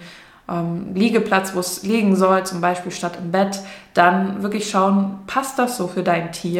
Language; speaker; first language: German; native; German